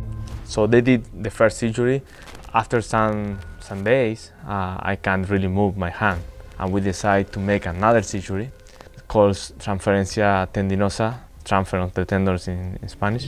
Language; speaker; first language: English; non-native, fluent; Spanish